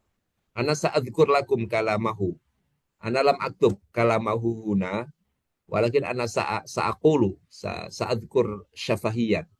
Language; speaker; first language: Arabic; non-native, fluent; Indonesian